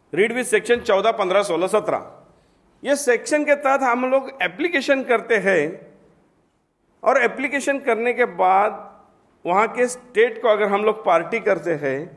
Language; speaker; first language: Hindi; non-native, local second language; Marathi